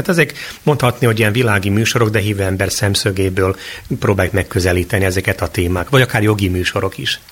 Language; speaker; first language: Hungarian; native; Hungarian